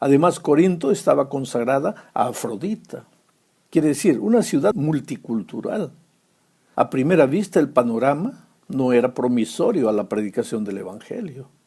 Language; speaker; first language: Spanish; native; Spanish